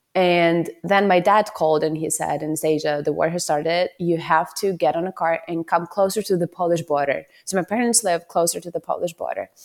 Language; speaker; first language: English; non-native, fluent; Ukrainian